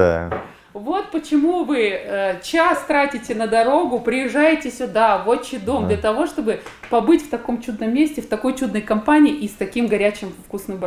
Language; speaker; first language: Russian; native; Russian